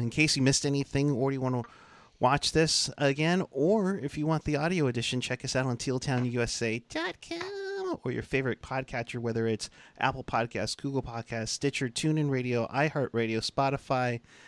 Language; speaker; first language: English; native; English